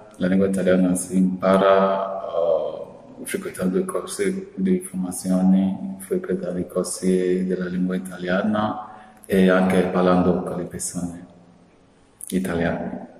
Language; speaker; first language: Italian; non-native, fluent; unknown